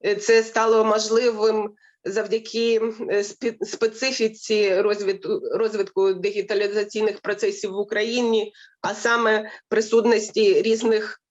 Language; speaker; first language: Ukrainian; native; Ukrainian